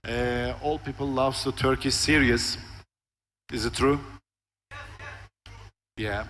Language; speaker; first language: English; non-native, learner; Turkish